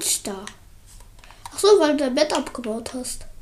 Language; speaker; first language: German; native; German